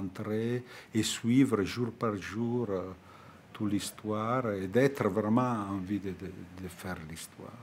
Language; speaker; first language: French; non-native, fluent; Italian